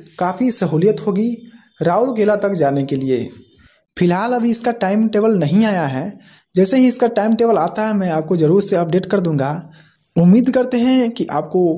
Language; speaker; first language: Hindi; native; Hindi